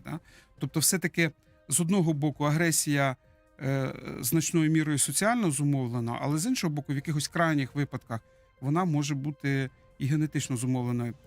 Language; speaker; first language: Ukrainian; native; Ukrainian